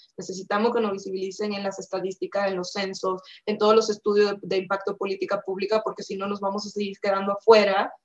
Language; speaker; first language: Spanish; native; Spanish